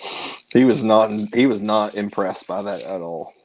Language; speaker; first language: English; native; English